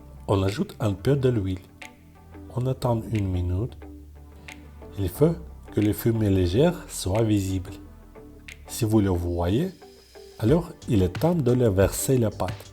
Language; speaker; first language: French; non-native, fluent; Russian